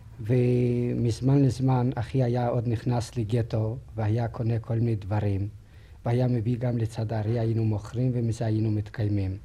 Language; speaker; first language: Hebrew; non-native, fluent; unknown